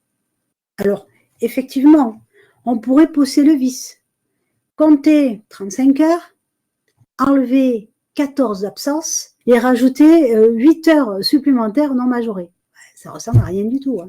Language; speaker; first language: French; native; French